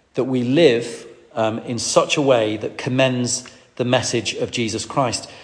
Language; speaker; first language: English; native; English